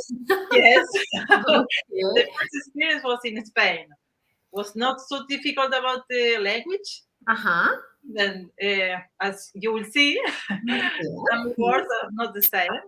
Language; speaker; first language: English; non-native, learner; Spanish